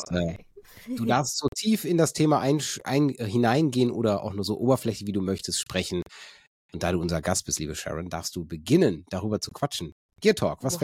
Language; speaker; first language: German; native; German